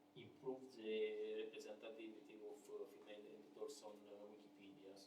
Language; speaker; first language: English; non-native, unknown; Romanian